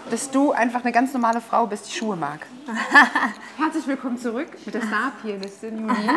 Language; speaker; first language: German; native; German